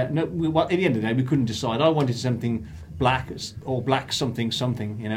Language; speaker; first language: English; native; English